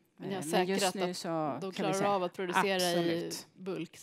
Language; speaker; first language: Swedish; native; Swedish